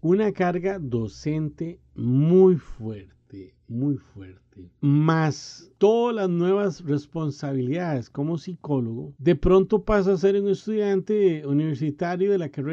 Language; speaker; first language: Spanish; native; Spanish